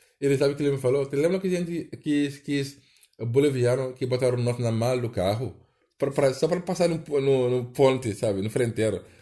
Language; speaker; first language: Portuguese; non-native, learner; Wolof